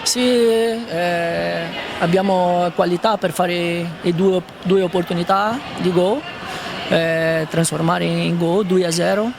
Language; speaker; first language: Italian; non-native, fluent; Spanish